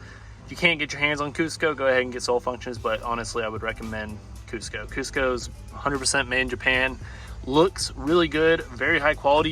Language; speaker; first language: English; native; English